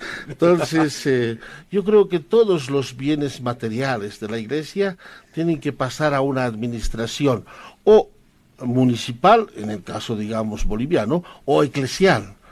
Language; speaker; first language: Spanish; non-native, local second language; Quechua